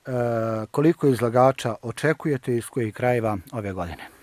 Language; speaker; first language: Bosnian; native; Bosnian